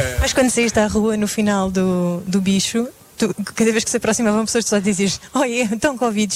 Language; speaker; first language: Portuguese; native; Portuguese